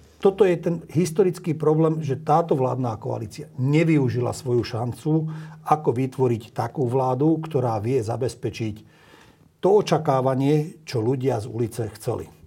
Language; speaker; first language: Slovak; non-native, local second language; Hungarian